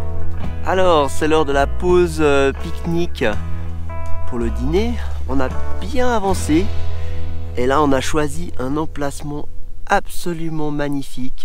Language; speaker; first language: French; native; French